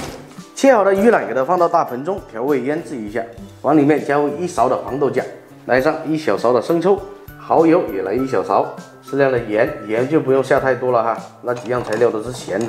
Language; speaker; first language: Chinese; non-native, local second language; Hakka Chinese